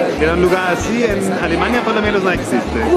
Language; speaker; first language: Spanish; non-native, fluent; German